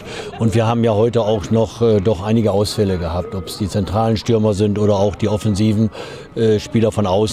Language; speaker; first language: German; native; German